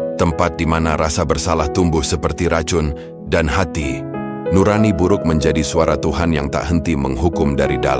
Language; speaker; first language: Indonesian; native; Indonesian